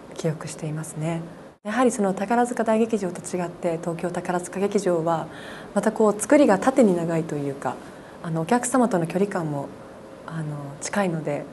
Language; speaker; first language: Japanese; native; Japanese